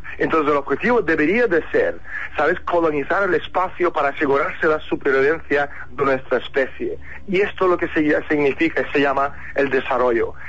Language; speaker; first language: Spanish; non-native, fluent; Russian